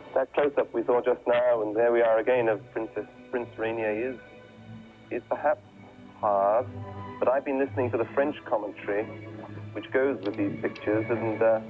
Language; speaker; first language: English; native; English